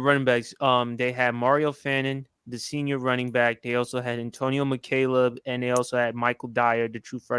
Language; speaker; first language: English; native; English